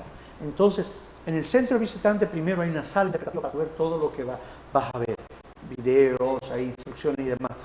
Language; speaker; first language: Spanish; native; Spanish